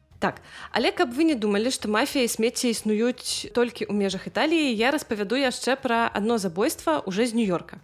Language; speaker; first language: Belarusian; non-native, local second language; Russian